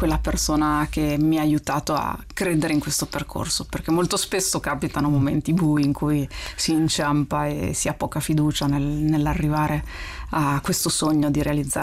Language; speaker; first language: Italian; native; Italian